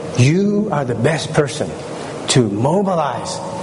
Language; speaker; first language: English; early bilingual, other home language; Chinese